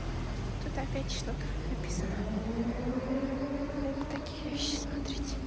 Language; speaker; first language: Russian; non-native, local second language; Kazakh